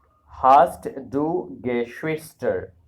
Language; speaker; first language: German; non-native, learner; Urdu